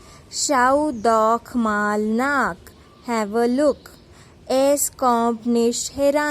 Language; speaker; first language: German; non-native, fluent; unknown